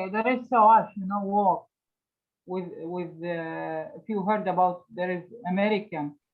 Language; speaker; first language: English; non-native, learner; Arabic